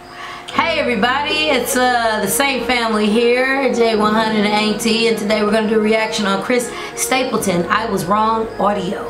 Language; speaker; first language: English; native; English